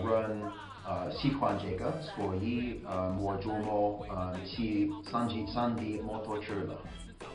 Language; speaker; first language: Chinese; non-native, learner; English